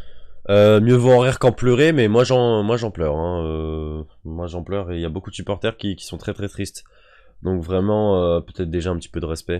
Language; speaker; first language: French; native; French